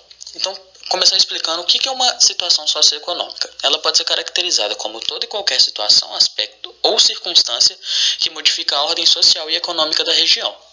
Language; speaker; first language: Portuguese; native; Portuguese